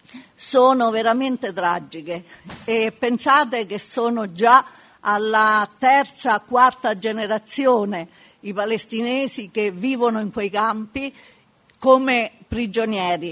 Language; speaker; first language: Italian; native; Italian